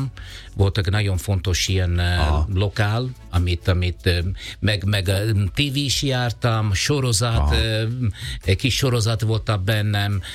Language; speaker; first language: Hungarian; non-native, learner; Italian